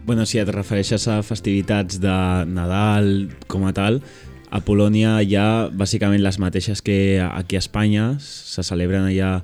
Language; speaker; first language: Catalan; early bilingual, heritage; Catalan